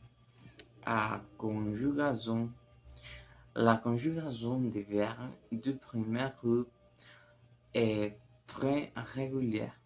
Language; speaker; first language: French; non-native, learner; Spanish